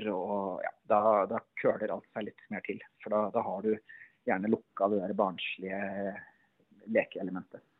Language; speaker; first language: Norwegian; native; Norwegian